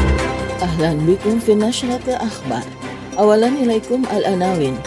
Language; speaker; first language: Arabic; non-native, learner; Indonesian